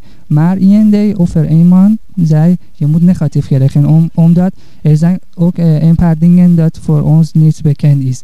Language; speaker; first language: Dutch; non-native, learner; Persian